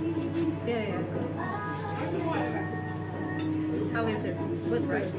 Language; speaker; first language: English; non-native, learner; Indonesian